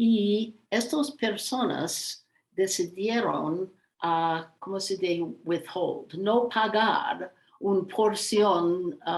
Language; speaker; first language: Spanish; non-native, learner; English